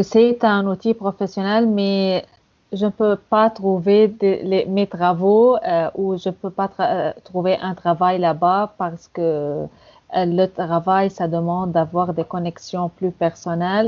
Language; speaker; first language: French; non-native, fluent; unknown